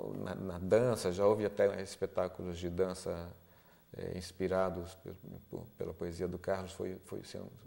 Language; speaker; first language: Portuguese; early bilingual, other home language; Spanish